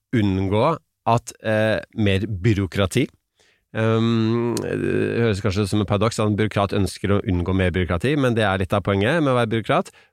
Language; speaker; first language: Norwegian; native; Norwegian